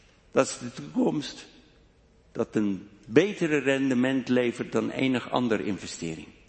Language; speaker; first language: Dutch; non-native, fluent; English